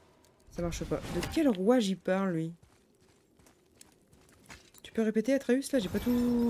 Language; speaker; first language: French; native; French